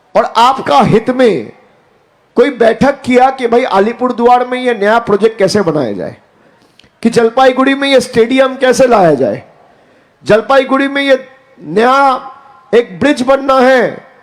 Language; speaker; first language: Hindi; non-native, local second language; Bangla